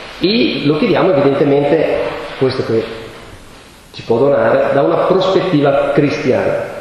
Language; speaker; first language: Italian; native; Italian